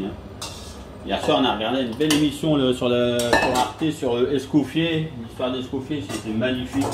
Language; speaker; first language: French; native; French